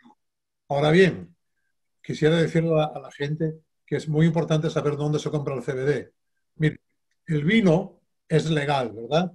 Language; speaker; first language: Spanish; native; Spanish